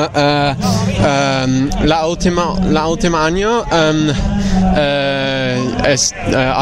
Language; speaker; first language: Spanish; non-native, learner; English